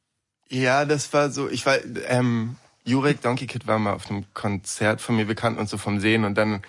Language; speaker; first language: German; native; German